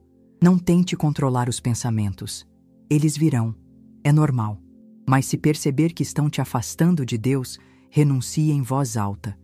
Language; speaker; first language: Portuguese; native; Portuguese